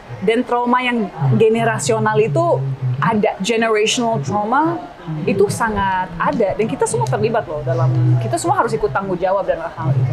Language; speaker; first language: Indonesian; early bilingual, heritage; English